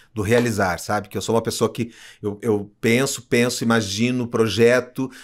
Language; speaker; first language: Portuguese; native; Portuguese